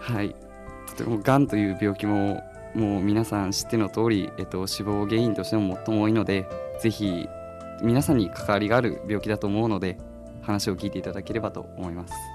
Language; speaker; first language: Japanese; native; Japanese